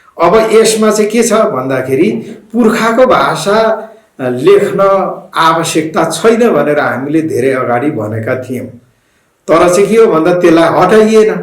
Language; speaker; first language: Nepali; non-native, local second language; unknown